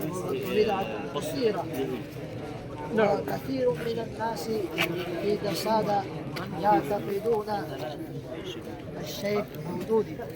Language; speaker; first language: Arabic; non-native, learner; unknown